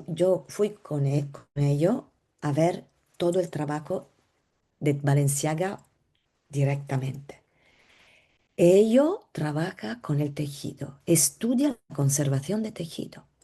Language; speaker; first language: Spanish; non-native, learner; Italian